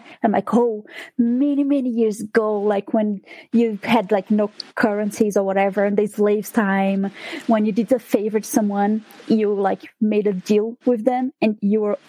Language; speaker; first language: English; non-native, fluent; Portuguese